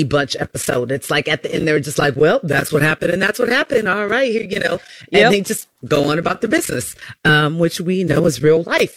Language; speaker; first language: English; native; English